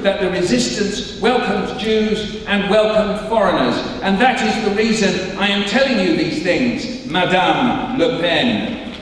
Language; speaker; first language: English; native; English